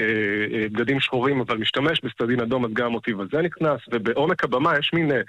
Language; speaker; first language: Hebrew; native; Hebrew